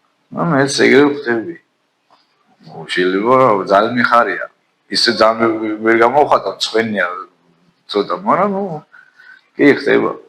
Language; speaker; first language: Georgian; native; Georgian